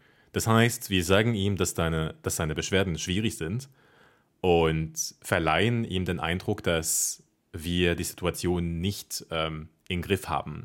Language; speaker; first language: German; non-native, fluent; Arabic